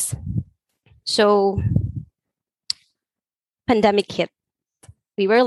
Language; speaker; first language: English; non-native, local second language; Filipino